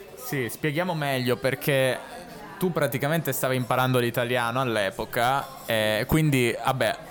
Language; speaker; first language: Italian; native; Italian